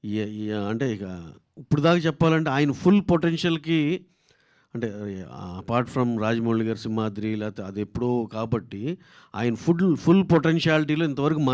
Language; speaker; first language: Telugu; native; Telugu